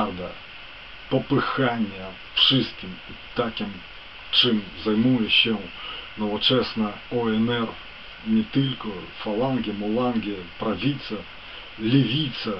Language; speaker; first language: Polish; non-native, fluent; Ukrainian